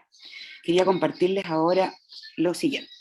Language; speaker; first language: Spanish; native; Spanish